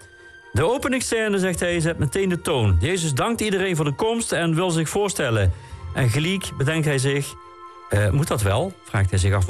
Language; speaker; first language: Dutch; native; Dutch